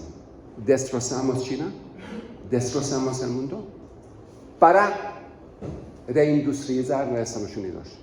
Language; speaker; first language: Spanish; non-native, learner; Hungarian